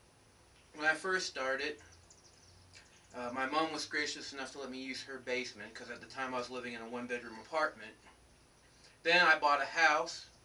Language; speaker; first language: English; native; English